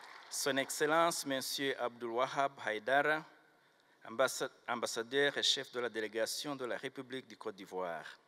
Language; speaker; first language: French; non-native, local second language; Kinyarwanda